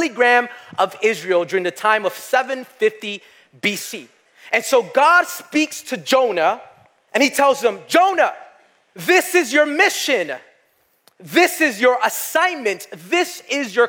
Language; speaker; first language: English; native; English